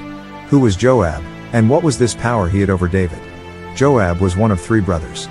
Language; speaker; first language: English; native; English